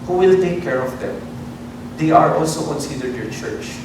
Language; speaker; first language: English; non-native, local second language; Filipino